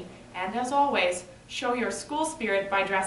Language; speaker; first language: English; native; English